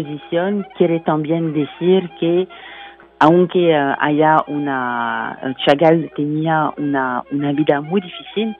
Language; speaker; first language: Spanish; non-native, fluent; French